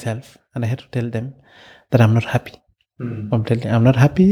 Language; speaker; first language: English; non-native, local second language; Masai